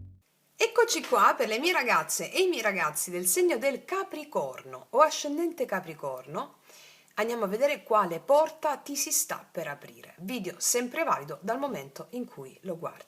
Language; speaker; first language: Italian; native; Italian